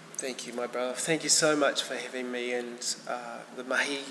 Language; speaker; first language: English; native; English